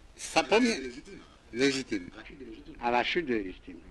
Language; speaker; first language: French; native; French